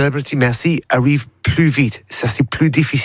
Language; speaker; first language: French; non-native, learner; English